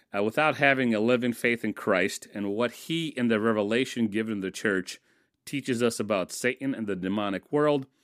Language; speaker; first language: English; early bilingual, other home language; Russian